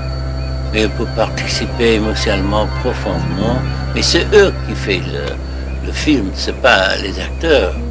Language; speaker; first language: French; non-native, learner; English